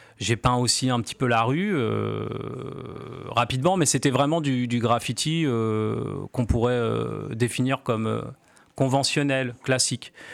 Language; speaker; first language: French; native; French